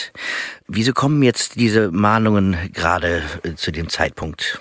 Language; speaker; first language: German; native; German